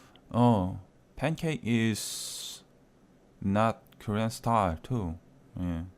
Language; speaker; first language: English; non-native, learner; Korean